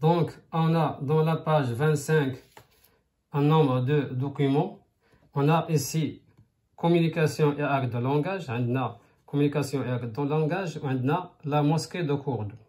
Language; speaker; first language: French; non-native, local second language; Arabic